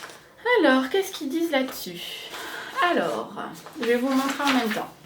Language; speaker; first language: French; native; French